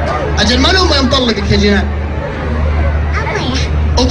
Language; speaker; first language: Arabic; native; Arabic